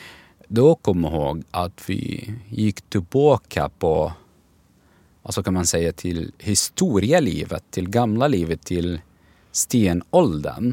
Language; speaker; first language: Swedish; non-native, learner; Arabic